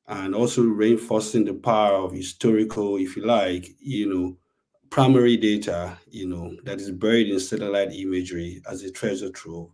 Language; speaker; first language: English; non-native, local second language; Yoruba